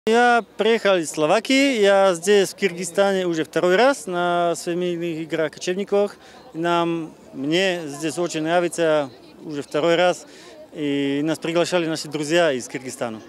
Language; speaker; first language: Russian; non-native, learner; Slovak